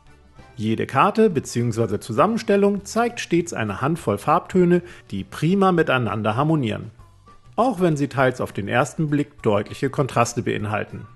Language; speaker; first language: German; native; German